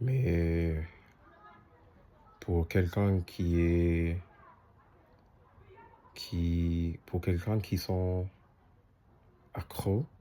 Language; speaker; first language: French; non-native, learner; English